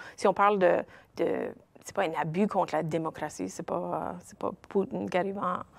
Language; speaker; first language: French; native; French